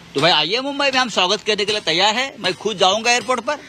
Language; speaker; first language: Hindi; non-native, local second language; Marathi